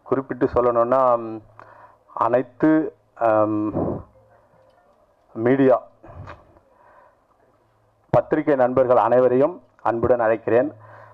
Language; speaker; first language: Tamil; native; Tamil